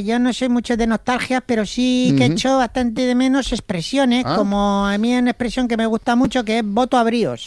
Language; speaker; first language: Spanish; native; Spanish